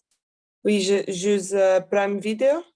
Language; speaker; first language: French; non-native, learner; Italian